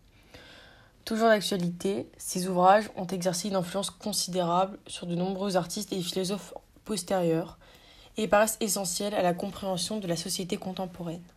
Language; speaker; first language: French; native; French